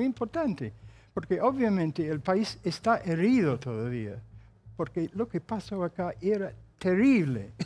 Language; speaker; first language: Spanish; non-native, fluent; English